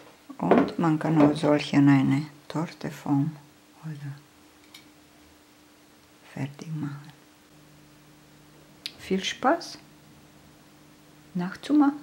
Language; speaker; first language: German; non-native, fluent; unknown